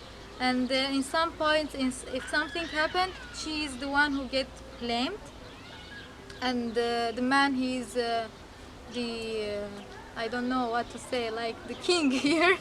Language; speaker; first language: English; non-native, fluent; Arabic